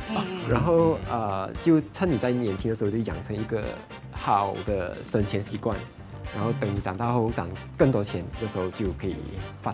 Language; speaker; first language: Chinese; native; Chinese